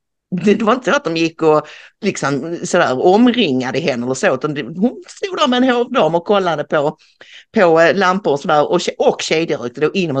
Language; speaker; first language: Swedish; native; Swedish